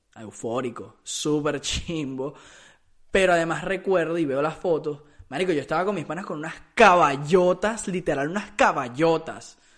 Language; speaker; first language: Spanish; native; Spanish